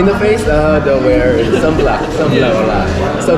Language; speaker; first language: English; non-native, learner; Korean